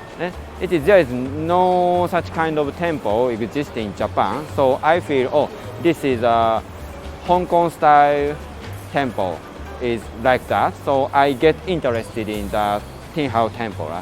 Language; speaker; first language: English; non-native, learner; Japanese